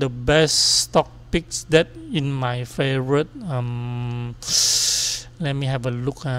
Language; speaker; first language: English; non-native, local second language; Chinese